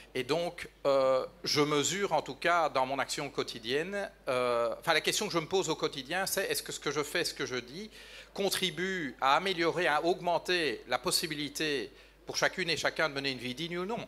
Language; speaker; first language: French; native; French